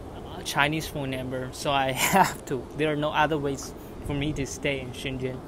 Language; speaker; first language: English; non-native, fluent; Chinese